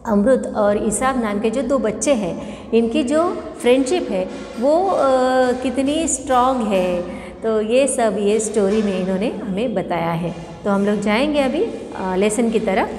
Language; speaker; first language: Hindi; non-native, local second language; Marathi